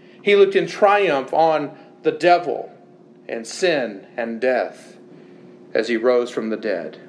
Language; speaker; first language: English; native; English